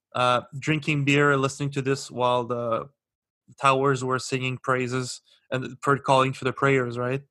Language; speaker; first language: English; non-native, local second language; French